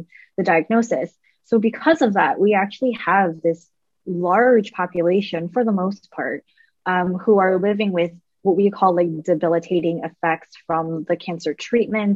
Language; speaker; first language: English; native; English